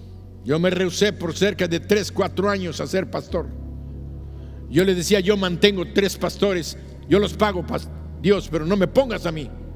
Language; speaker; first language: Spanish; native; Spanish